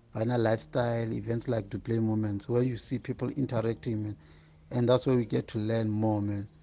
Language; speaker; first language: English; non-native, local second language; Northern Sotho